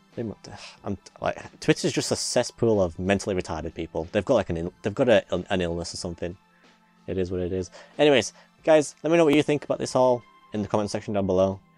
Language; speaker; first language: English; native; English